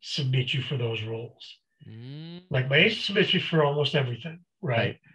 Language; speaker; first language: English; native; English